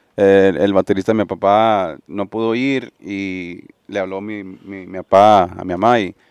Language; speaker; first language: Spanish; native; Spanish